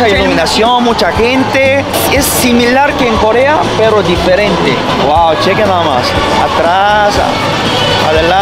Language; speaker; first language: Spanish; non-native, fluent; Korean